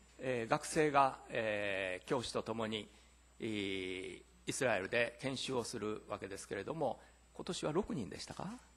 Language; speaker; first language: Japanese; native; Japanese